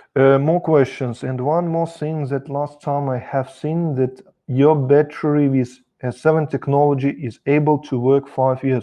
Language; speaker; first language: English; non-native, fluent; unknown